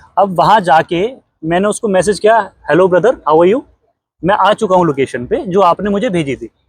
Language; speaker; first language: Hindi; native; Hindi